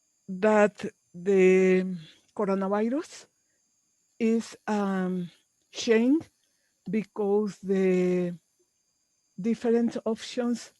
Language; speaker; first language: English; non-native, learner; Spanish